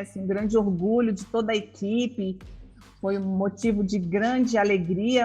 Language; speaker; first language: Portuguese; native; Portuguese